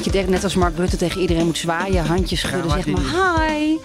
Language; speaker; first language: Dutch; native; Dutch